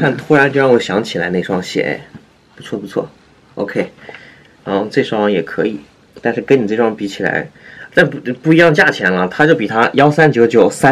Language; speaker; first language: Chinese; native; Chinese